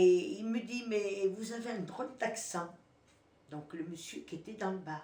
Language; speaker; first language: French; native; French